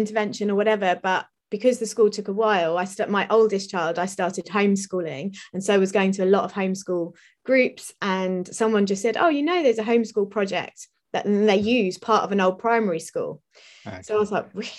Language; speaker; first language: English; native; English